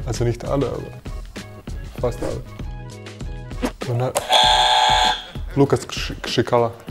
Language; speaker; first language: German; non-native, learner; Croatian